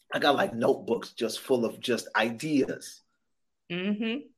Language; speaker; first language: English; native; English